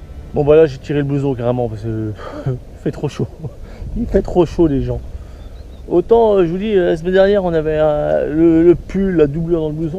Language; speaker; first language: French; native; French